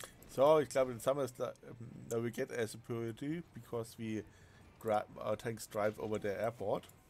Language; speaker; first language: English; non-native, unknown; German